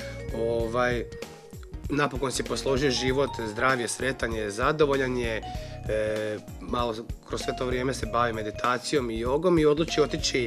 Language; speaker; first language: Croatian; native; Croatian